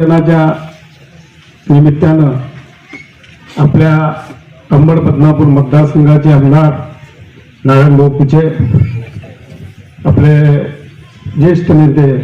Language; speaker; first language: Marathi; native; Marathi